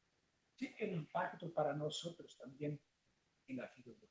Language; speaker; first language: Spanish; non-native, fluent; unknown